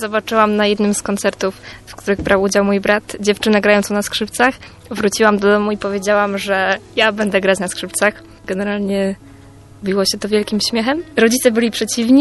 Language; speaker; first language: Polish; native; Polish